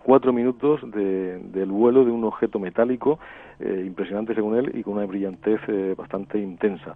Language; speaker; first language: Spanish; native; Spanish